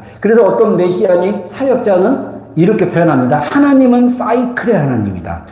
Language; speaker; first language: Korean; native; Korean